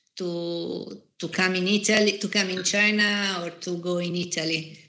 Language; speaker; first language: English; non-native, fluent; Italian